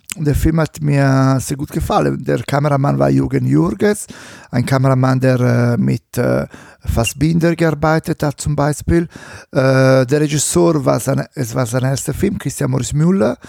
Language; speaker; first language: German; non-native, fluent; Italian